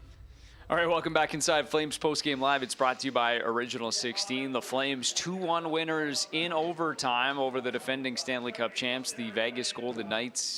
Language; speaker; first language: English; native; English